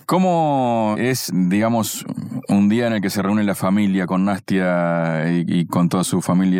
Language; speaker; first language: Spanish; native; Spanish